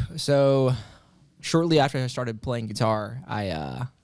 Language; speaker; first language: English; native; English